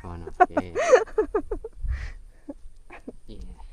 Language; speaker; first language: English; non-native, learner; Indonesian